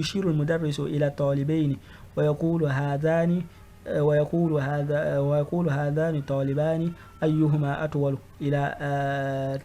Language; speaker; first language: Arabic; non-native, fluent; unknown